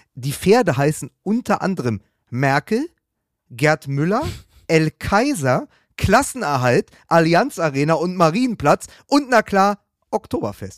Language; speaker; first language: German; native; German